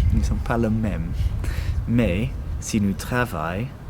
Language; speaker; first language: French; non-native, learner; English